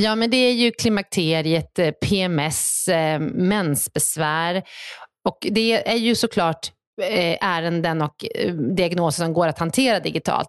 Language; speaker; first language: Swedish; native; Swedish